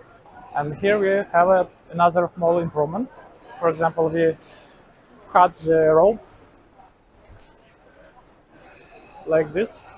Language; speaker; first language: English; non-native, learner; Ukrainian